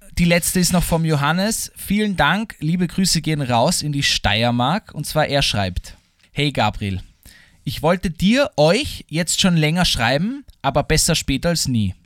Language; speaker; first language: German; native; German